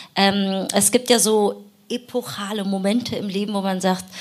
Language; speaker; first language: German; early bilingual, other home language; Persian